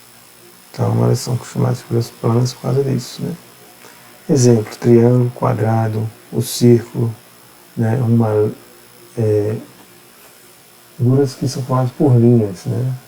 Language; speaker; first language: Portuguese; native; Portuguese